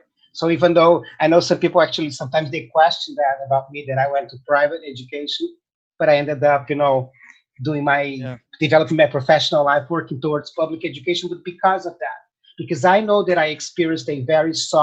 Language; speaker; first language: English; non-native, fluent; Portuguese